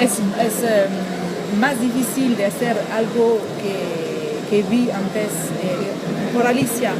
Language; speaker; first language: Spanish; non-native, learner; French